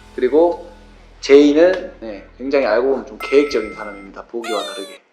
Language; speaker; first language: Korean; native; Korean